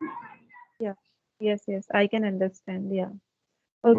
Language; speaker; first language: English; non-native, fluent; Hindi